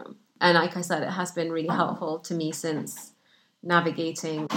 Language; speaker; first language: English; non-native, fluent; Arabic